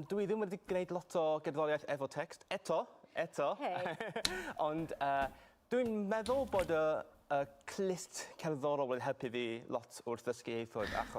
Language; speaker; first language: Welsh; non-native, fluent; Cantonese